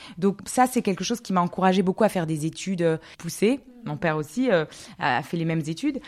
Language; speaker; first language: French; native; French